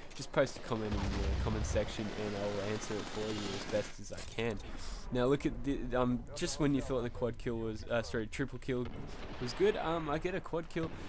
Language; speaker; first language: English; native; English